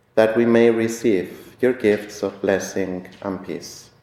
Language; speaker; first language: English; non-native, fluent; Spanish